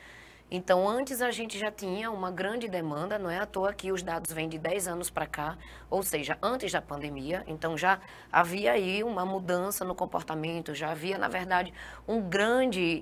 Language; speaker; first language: Portuguese; native; Portuguese